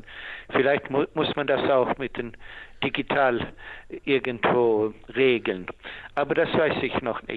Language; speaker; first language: German; non-native, fluent; Swedish